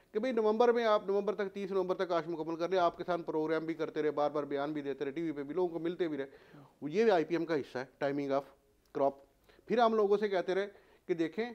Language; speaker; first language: Urdu; non-native, local second language; Punjabi